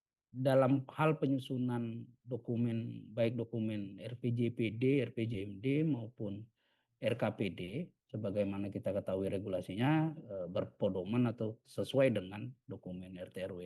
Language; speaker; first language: Indonesian; native; Indonesian